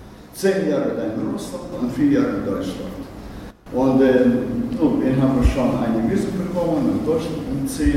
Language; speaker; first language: German; non-native, learner; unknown